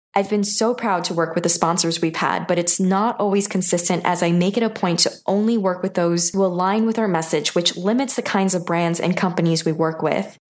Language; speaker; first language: English; native; English